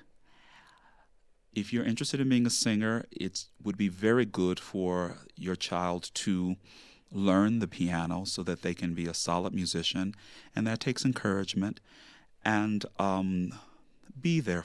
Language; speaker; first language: English; native; English